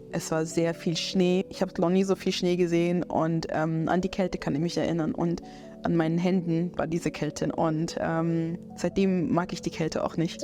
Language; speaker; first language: German; early bilingual, other home language; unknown